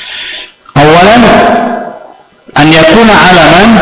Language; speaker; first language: Arabic; non-native, fluent; Indonesian